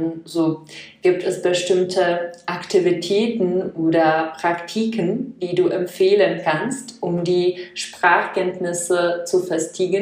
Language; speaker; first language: German; non-native, fluent; Czech